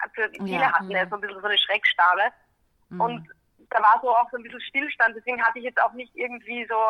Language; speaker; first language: German; native; German